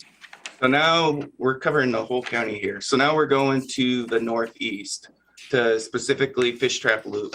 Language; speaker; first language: English; native; English